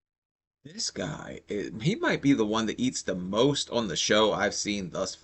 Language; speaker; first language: English; native; English